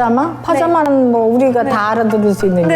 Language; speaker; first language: Korean; native; Korean